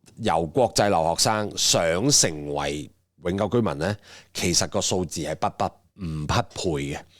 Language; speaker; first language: Cantonese; native; Cantonese